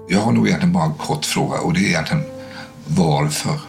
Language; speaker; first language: Swedish; native; Swedish